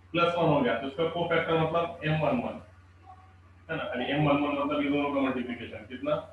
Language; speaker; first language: Hindi; non-native, local second language; Marathi